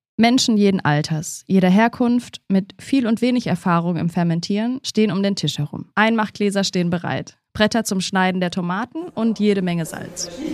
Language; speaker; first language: German; native; German